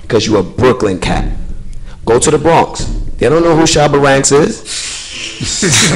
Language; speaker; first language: English; early bilingual, other home language; Spanish